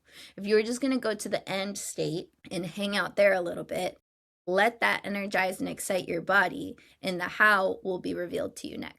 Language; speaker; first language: English; native; English